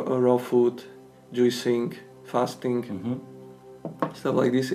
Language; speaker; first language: English; non-native, fluent; Slovak